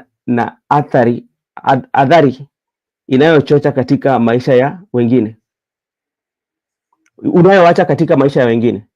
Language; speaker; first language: Swahili; non-native, local second language; Luo (Kenya and Tanzania)